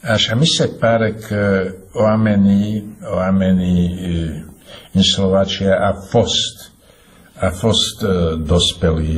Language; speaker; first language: Romanian; non-native, fluent; Czech